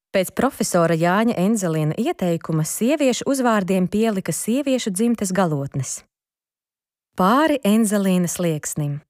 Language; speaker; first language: Latvian; non-native, local second language; Ukrainian